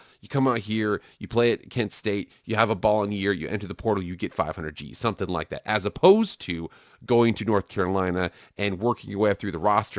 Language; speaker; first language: English; native; English